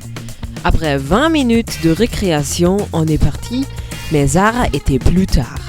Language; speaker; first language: French; non-native, learner; German